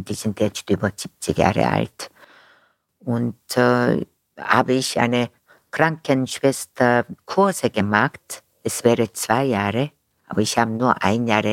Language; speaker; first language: German; non-native, fluent; Korean